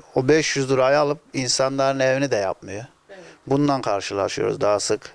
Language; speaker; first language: Turkish; native; Turkish